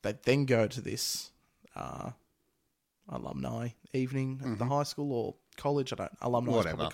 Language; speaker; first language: English; native; English